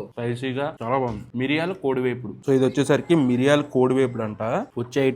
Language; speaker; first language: Telugu; native; Telugu